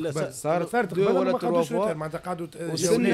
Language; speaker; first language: Arabic; native; Arabic